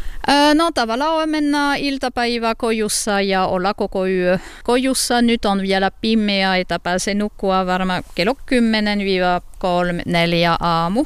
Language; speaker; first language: Finnish; non-native, learner; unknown